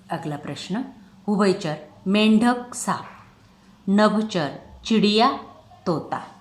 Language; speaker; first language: Hindi; non-native, local second language; Marathi